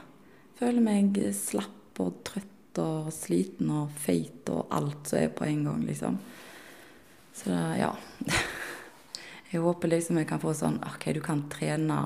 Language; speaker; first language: Norwegian; native; Norwegian